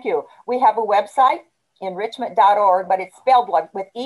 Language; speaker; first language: English; native; English